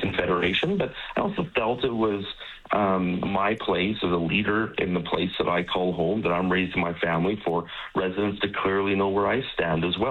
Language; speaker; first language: English; native; English